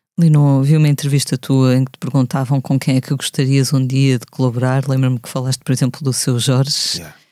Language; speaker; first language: Portuguese; native; Portuguese